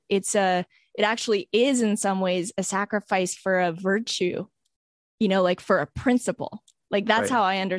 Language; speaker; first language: English; native; English